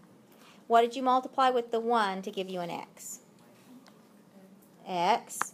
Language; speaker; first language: English; native; English